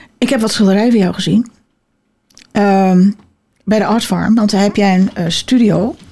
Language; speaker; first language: Dutch; native; Dutch